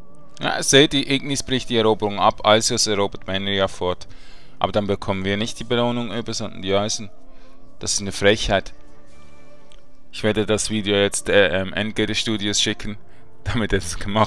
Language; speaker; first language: German; native; German